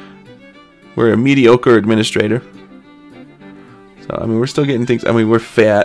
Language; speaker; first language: English; native; English